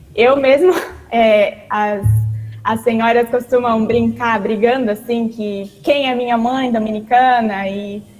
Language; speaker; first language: Portuguese; native; Portuguese